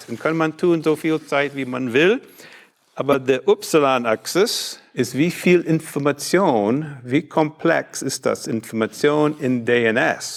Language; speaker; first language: German; non-native, learner; English